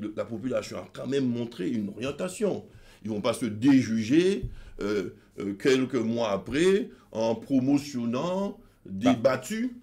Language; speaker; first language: French; native; French